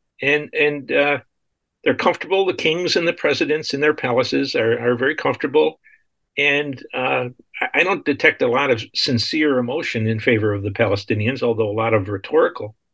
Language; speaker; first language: English; native; English